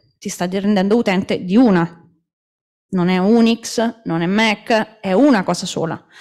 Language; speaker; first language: Italian; native; Italian